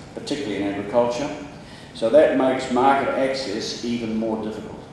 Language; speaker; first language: English; native; English